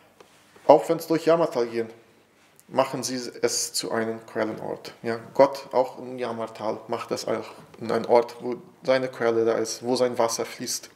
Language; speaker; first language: German; non-native, fluent; Portuguese